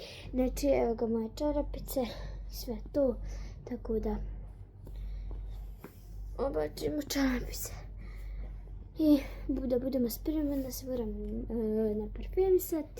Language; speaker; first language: Bosnian; early bilingual, heritage; Bosnian